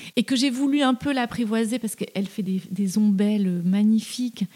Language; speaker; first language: French; native; French